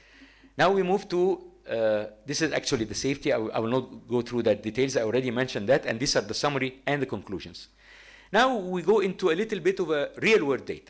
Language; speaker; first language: English; non-native, fluent; Arabic